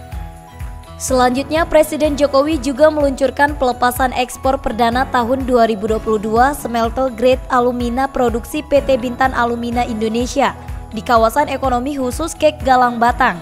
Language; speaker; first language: Indonesian; native; Indonesian